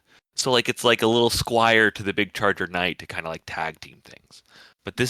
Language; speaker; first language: English; native; English